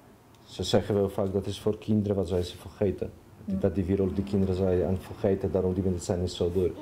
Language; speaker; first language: Dutch; non-native, learner; Polish